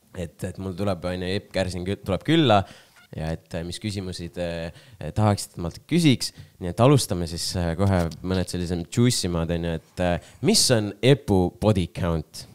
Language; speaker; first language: Estonian; non-native, local second language; Russian